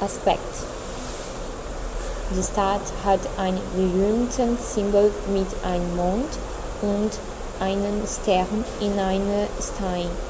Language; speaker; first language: German; non-native, learner; Portuguese